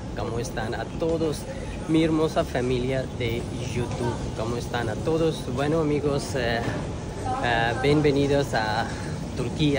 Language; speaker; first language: Spanish; non-native, learner; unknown